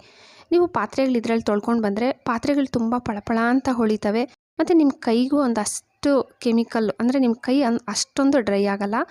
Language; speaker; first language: Kannada; native; Kannada